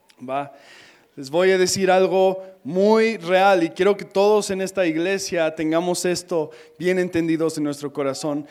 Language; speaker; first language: Spanish; non-native, fluent; English